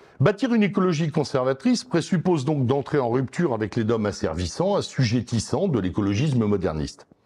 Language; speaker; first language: French; native; French